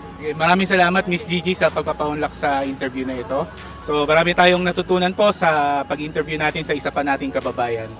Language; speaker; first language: Filipino; native; Filipino